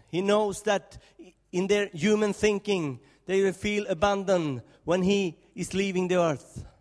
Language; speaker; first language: English; non-native, fluent; Swedish